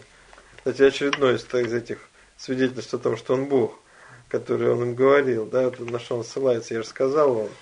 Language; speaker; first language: Russian; native; Russian